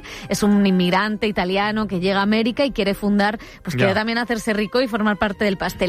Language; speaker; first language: Spanish; native; Spanish